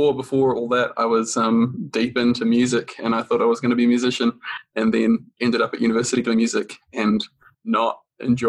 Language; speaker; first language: English; native; English